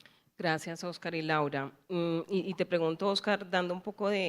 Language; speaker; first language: Spanish; native; Spanish